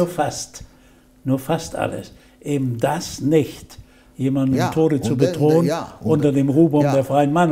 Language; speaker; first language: German; native; German